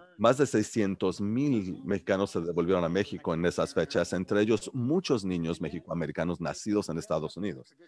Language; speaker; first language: Spanish; early bilingual, heritage; Spanish